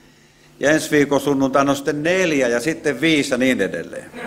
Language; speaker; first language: Finnish; native; Finnish